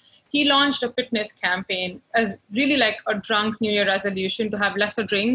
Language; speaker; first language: English; non-native, local second language; Hindi